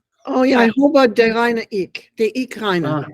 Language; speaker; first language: Danish; non-native, learner; English